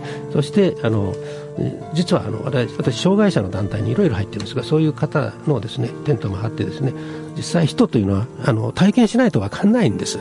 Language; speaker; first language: Japanese; native; Japanese